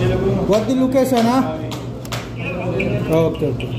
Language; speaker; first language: Arabic; non-native, learner; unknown